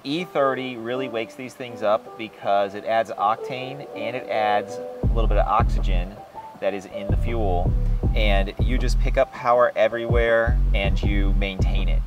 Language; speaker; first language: English; native; English